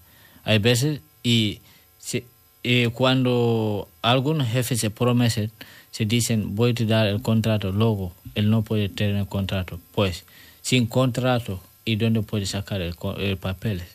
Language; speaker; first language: Spanish; non-native, learner; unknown